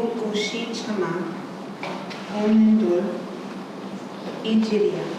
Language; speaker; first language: Korean; non-native, learner; English